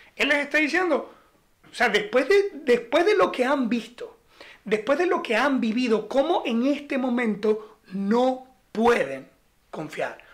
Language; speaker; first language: Spanish; native; Spanish